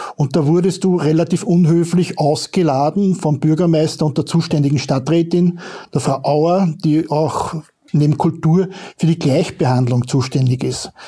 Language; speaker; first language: German; native; German